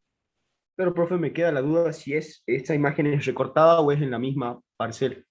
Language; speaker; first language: Spanish; native; Spanish